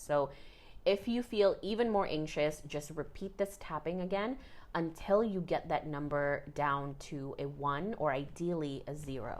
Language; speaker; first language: English; native; English